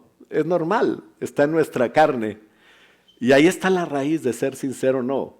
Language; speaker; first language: Spanish; native; Spanish